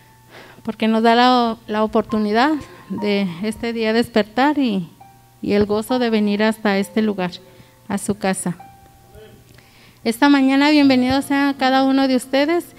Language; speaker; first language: Spanish; native; Spanish